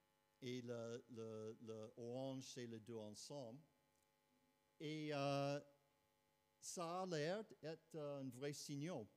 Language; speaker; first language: French; non-native, fluent; English